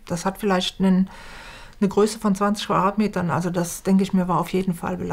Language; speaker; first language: German; native; German